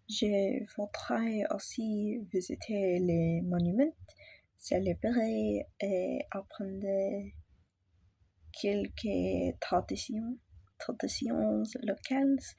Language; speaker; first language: French; non-native, learner; English